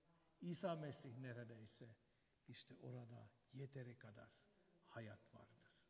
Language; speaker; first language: Turkish; non-native, fluent; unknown